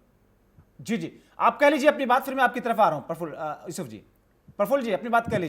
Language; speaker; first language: Hindi; native; Hindi